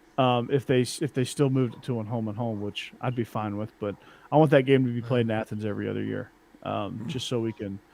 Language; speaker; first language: English; native; English